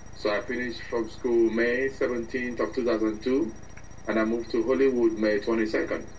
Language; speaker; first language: English; non-native, local second language; Igbo